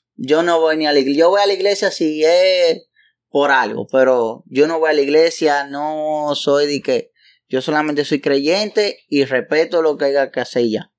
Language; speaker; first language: Spanish; native; Spanish